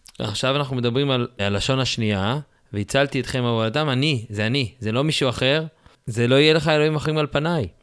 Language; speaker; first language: Hebrew; native; Hebrew